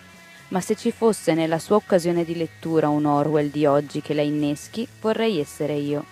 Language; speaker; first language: Italian; native; Italian